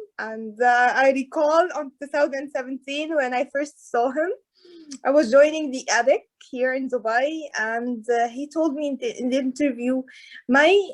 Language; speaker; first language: English; non-native, fluent; Arabic